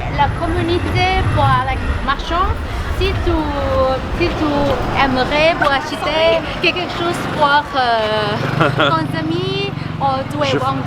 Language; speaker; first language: French; non-native, learner; Thai